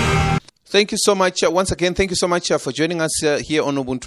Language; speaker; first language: English; non-native, local second language; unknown